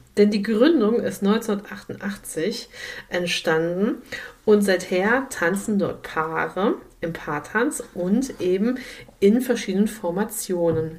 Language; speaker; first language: German; native; German